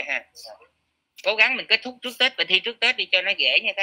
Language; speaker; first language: Vietnamese; native; Vietnamese